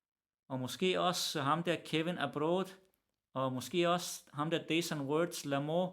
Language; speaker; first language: Danish; early bilingual, other home language; Arabic